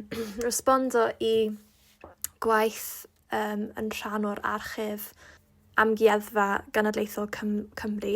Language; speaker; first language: Welsh; non-native, local second language; English